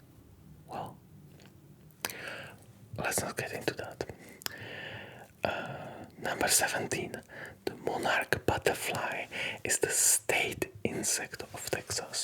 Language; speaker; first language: English; non-native, fluent; Polish